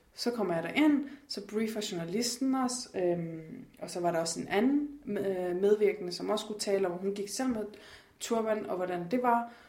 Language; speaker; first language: Danish; native; Danish